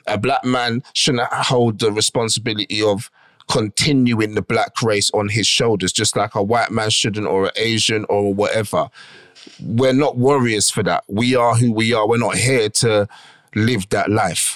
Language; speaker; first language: English; native; English